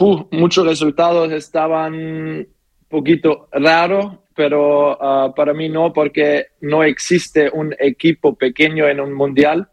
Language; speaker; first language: Spanish; non-native, learner; German